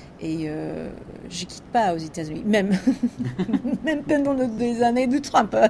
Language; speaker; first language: French; non-native, learner; English